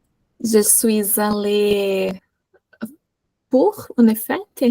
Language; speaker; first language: French; non-native, learner; Portuguese